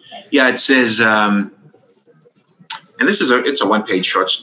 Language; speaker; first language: English; early bilingual, other home language; Spanish